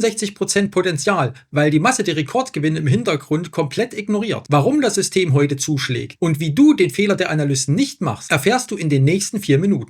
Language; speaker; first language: German; native; German